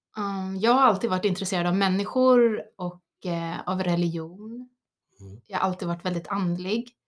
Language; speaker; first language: Swedish; early bilingual, other home language; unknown